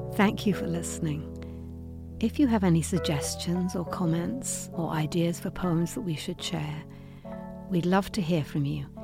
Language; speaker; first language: English; native; English